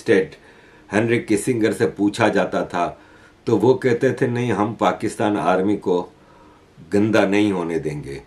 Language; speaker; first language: Urdu; native; Urdu